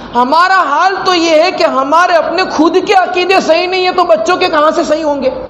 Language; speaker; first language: Urdu; non-native, local second language; Gujarati